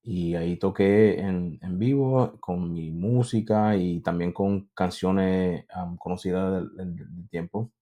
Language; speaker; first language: Spanish; early bilingual, heritage; Spanish